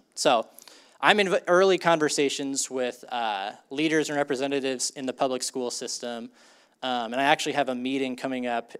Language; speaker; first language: English; native; English